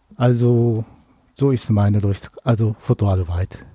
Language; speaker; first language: German; non-native, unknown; Japanese